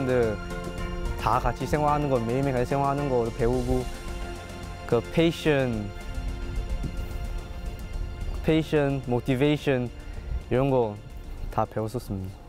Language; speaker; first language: Korean; non-native, learner; English